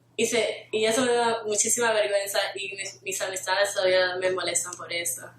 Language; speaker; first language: Spanish; early bilingual, heritage; Spanish